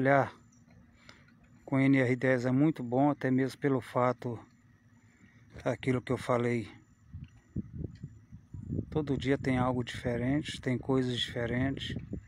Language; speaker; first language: Portuguese; native; Portuguese